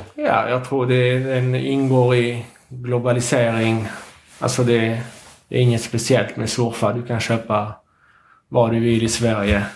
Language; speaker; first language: Swedish; non-native, fluent; Arabic